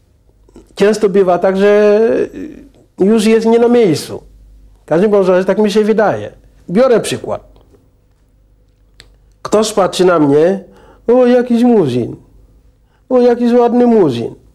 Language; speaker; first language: Polish; non-native, fluent; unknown